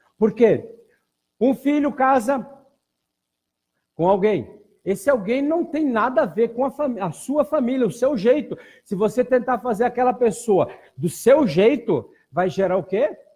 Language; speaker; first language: Portuguese; native; Portuguese